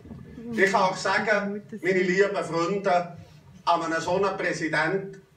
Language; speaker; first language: German; native; German